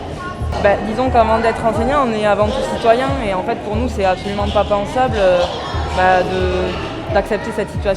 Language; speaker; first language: French; native; French